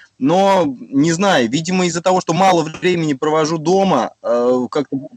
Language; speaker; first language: Russian; native; Russian